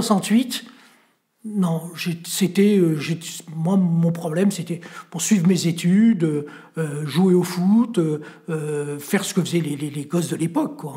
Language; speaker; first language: French; native; French